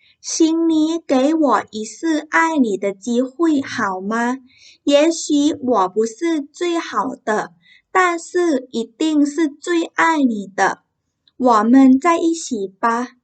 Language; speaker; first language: Chinese; non-native, fluent; Thai